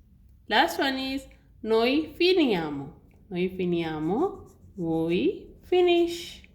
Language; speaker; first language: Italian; non-native, learner; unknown